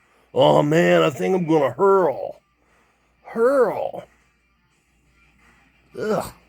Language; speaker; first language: English; native; English